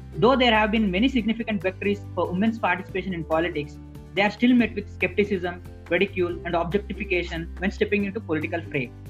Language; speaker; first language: English; non-native, local second language; Telugu